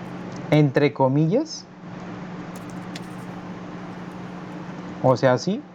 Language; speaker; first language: Spanish; native; Spanish